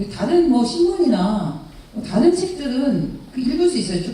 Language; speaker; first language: Korean; native; Korean